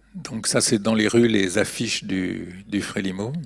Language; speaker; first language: French; native; French